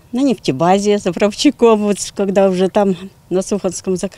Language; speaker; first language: Russian; native; Russian